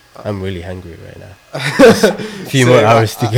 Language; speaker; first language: English; non-native, fluent; Somali